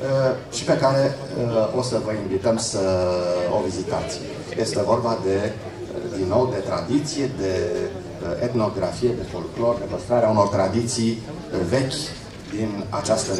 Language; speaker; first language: Romanian; native; Romanian